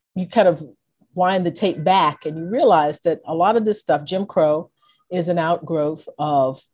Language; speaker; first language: English; native; English